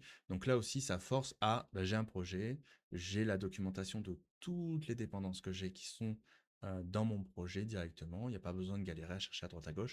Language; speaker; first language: French; native; French